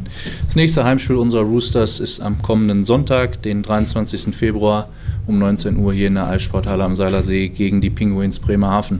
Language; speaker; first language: German; native; German